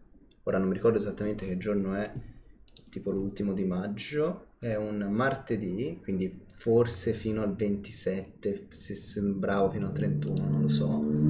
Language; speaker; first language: Italian; native; Italian